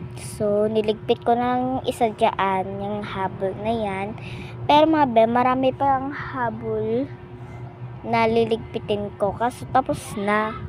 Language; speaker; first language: Filipino; non-native, local second language; Cebuano